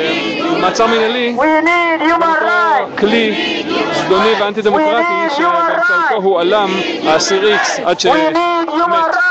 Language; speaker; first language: Hebrew; native; Hebrew